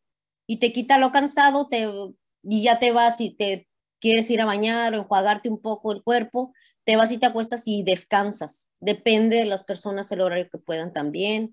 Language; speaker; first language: Spanish; native; Spanish